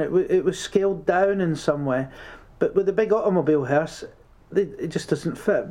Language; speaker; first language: English; native; English